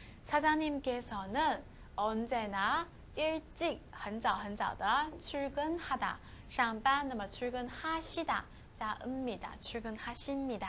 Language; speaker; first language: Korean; non-native, fluent; Chinese